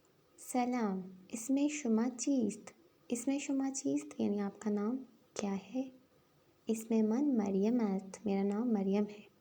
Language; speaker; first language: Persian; non-native, fluent; Urdu